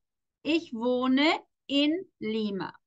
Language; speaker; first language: German; non-native, fluent; Spanish